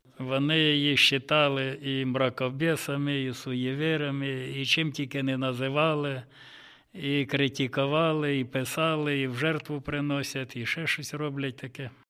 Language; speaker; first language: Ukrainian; native; Ukrainian